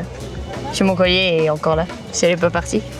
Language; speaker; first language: French; native; French